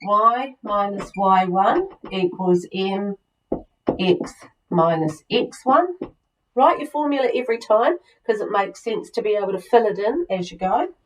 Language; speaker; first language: English; native; English